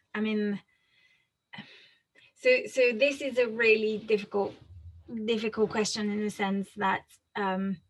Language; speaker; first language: English; non-native, fluent; French